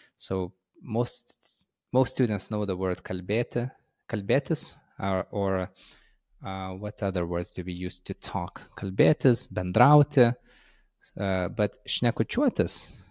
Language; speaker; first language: English; non-native, fluent; Lithuanian